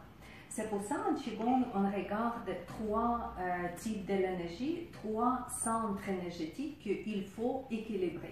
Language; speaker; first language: French; non-native, fluent; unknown